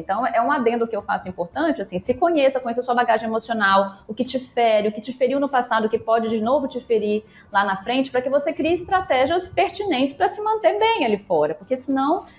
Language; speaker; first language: Portuguese; native; Portuguese